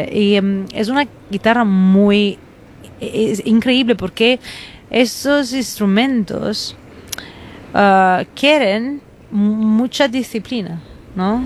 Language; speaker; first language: Spanish; non-native, fluent; Italian